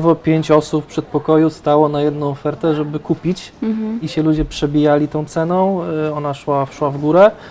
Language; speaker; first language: Polish; native; Polish